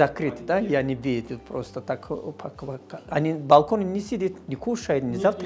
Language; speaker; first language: Russian; non-native, learner; Turkish